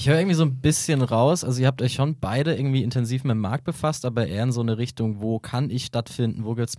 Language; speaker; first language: German; native; German